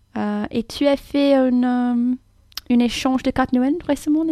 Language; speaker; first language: French; non-native, fluent; English